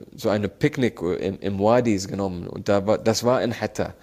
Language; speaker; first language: German; non-native, learner; Arabic